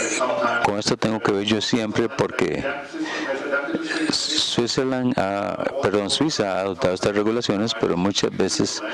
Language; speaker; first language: Spanish; non-native, fluent; German